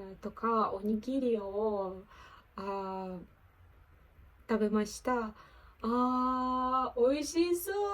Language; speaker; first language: Japanese; non-native, learner; Ukrainian